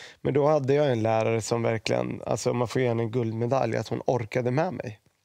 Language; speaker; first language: Swedish; early bilingual, other home language; Arabic